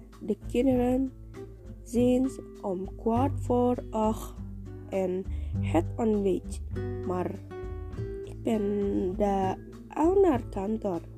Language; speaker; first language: Dutch; non-native, learner; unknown